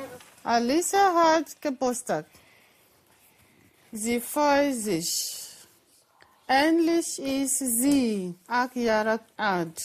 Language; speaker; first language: German; non-native, learner; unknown